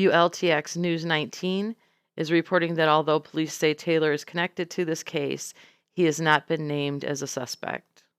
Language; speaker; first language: English; native; English